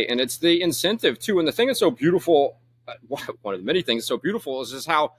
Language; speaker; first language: English; native; English